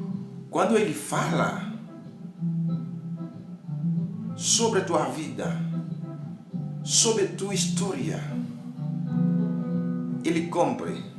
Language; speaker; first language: Portuguese; non-native, learner; Haitian Creole